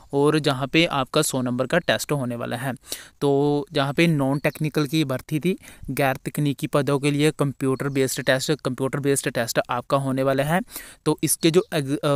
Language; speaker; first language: Hindi; non-native, local second language; Punjabi